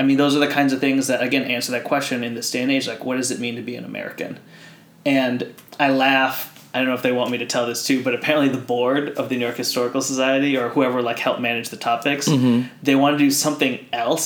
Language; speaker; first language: English; early bilingual, other home language; Filipino